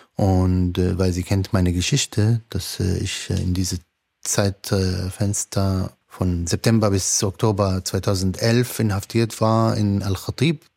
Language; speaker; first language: German; non-native, fluent; Arabic